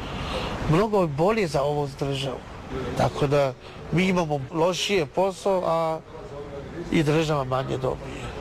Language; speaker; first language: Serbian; non-native, learner; Chinese